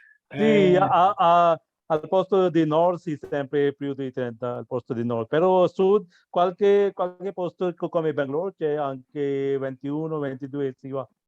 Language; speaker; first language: Italian; non-native, learner; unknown